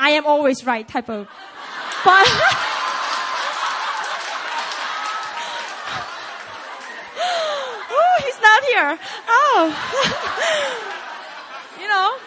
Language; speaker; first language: English; non-native, fluent; Korean